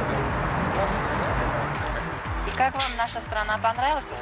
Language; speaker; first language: Russian; non-native, local second language; Uzbek